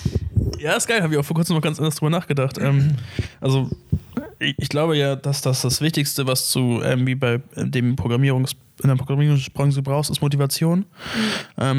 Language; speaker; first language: German; native; German